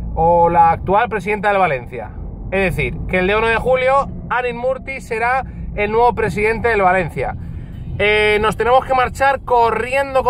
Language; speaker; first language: Spanish; native; Spanish